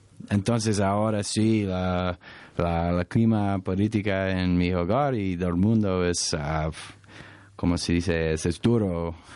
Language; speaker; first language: Spanish; non-native, learner; English